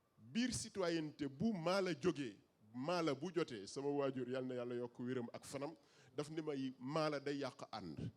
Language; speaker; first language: Wolof; native; Wolof